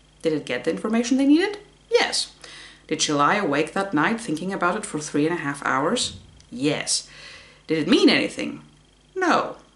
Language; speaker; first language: English; non-native, fluent; Greek